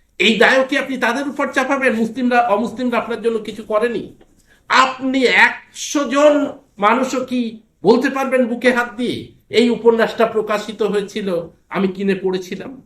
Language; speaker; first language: Bangla; native; Bangla